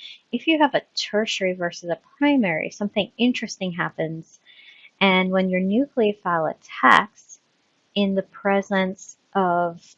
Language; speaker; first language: English; native; English